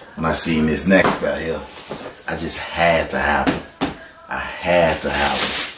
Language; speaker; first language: English; native; English